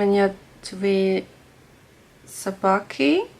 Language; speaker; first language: Russian; non-native, learner; German